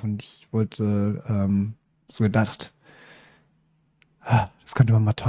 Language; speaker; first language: German; native; German